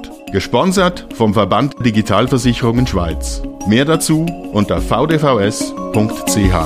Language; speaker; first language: German; native; German